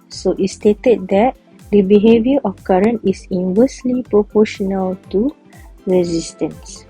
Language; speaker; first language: English; non-native, local second language; Malay